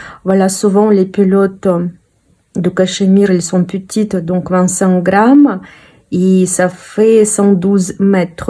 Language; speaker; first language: French; non-native, fluent; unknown